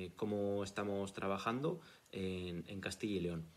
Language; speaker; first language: Spanish; native; Spanish